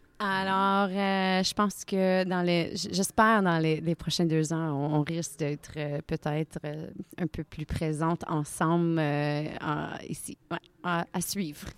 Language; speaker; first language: French; native; French